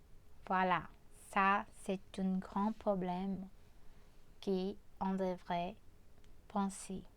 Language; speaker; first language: French; non-native, fluent; Portuguese